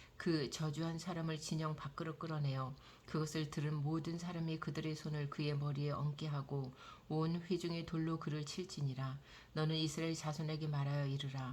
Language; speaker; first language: Korean; native; Korean